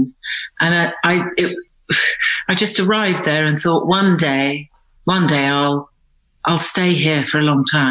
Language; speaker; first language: English; native; English